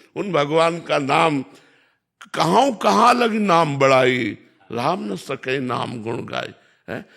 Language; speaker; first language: Hindi; native; Hindi